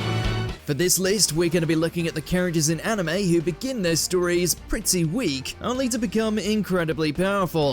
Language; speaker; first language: English; native; English